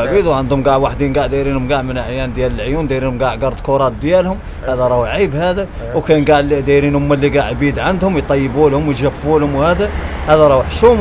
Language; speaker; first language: Arabic; native; Arabic